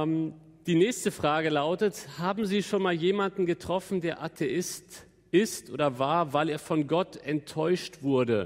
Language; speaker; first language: German; native; German